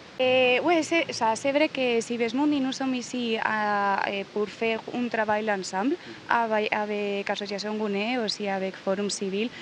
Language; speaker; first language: French; non-native, learner; Spanish